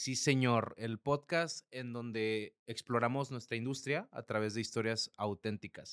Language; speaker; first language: Spanish; native; Spanish